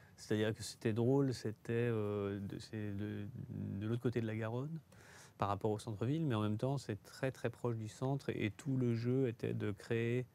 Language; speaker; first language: French; native; French